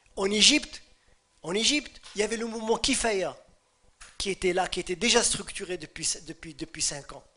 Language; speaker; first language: French; non-native, local second language; Arabic